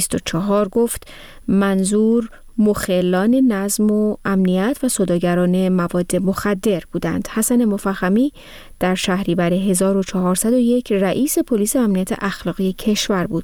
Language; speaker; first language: Persian; native; Persian